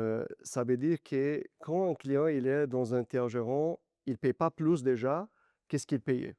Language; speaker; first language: French; non-native, fluent; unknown